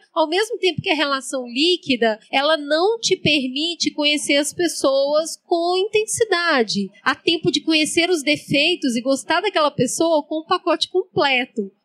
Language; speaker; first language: Portuguese; native; Portuguese